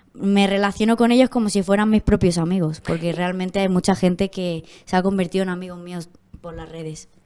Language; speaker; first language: Spanish; native; Spanish